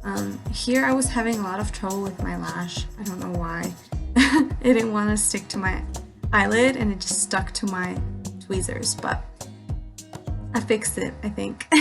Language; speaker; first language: English; native; English